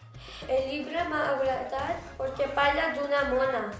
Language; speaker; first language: Catalan; non-native, learner; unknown